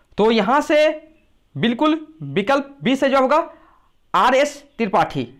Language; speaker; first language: Hindi; native; Hindi